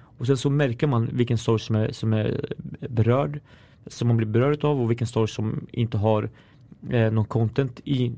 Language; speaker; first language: Swedish; early bilingual, other home language; Arabic